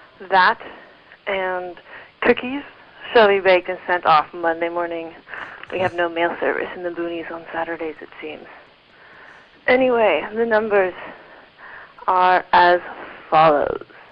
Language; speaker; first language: English; native; English